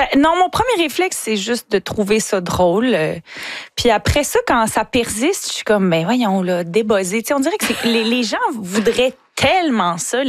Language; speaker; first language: French; native; French